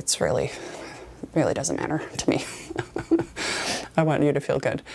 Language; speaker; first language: English; native; English